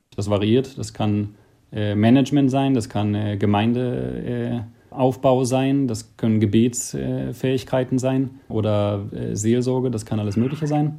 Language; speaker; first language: German; native; German